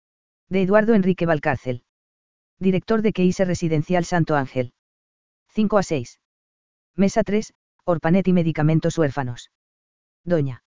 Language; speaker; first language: Spanish; native; Spanish